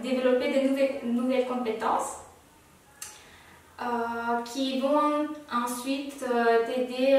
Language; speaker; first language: French; non-native, fluent; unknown